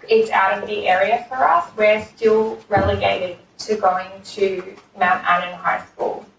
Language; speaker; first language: English; native; English